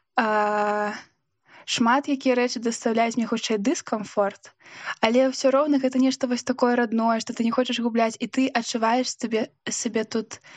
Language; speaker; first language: Belarusian; non-native, local second language; Russian